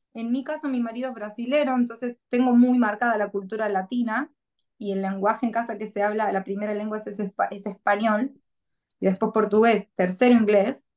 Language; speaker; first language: Spanish; native; Spanish